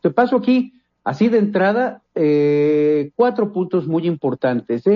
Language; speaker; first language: Spanish; native; Spanish